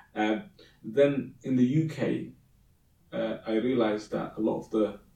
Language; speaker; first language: English; early bilingual, other home language; Somali